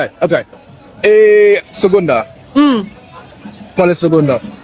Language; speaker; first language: Portuguese; non-native, learner; Spanish